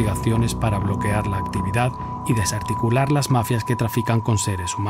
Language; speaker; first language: Spanish; native; Spanish